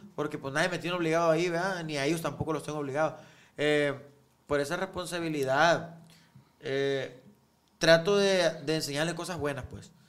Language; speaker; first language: Spanish; native; Spanish